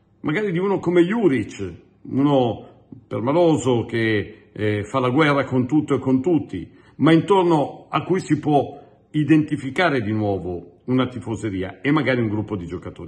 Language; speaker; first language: Italian; native; Italian